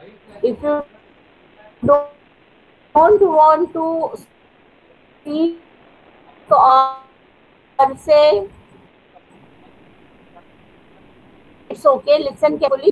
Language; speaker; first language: English; non-native, learner; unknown